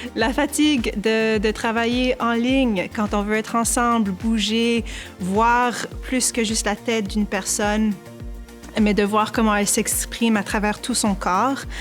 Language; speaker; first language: French; native; French